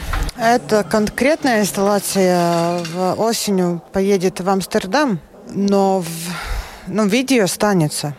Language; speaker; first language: Russian; non-native, local second language; Latvian